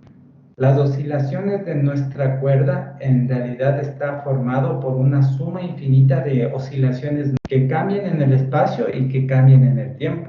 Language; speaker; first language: Spanish; native; Spanish